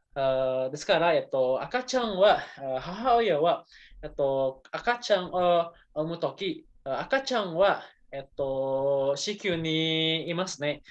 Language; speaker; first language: Japanese; non-native, learner; Indonesian